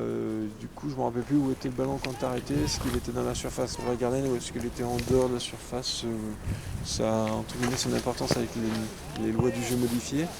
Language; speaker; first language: French; native; French